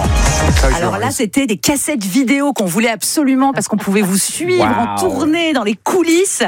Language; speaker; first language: French; native; French